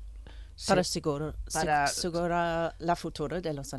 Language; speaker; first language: Spanish; non-native, learner; English